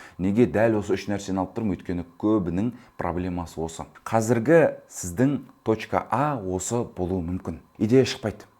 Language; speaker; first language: Kazakh; early bilingual, heritage; Kazakh